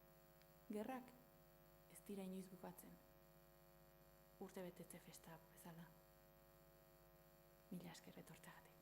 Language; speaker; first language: Basque; native; Basque